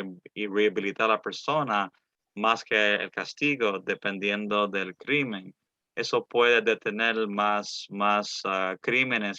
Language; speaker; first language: Spanish; early bilingual, heritage; Spanish